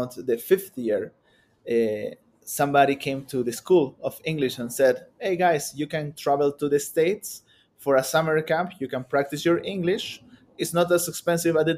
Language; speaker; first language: English; non-native, fluent; Spanish